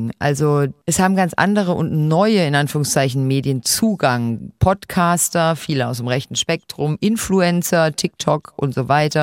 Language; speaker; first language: German; native; German